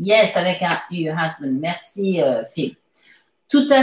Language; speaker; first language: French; native; French